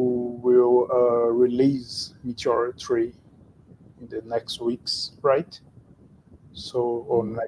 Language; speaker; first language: English; non-native, fluent; Portuguese